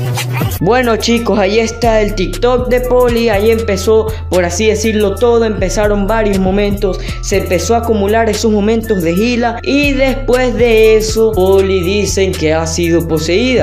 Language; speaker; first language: Spanish; native; Spanish